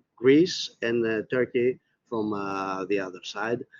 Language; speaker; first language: English; non-native, fluent; Greek